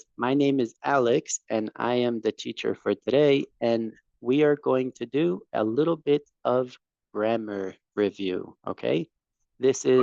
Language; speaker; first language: English; non-native, fluent; Spanish